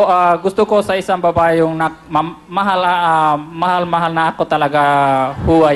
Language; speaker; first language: Filipino; non-native, learner; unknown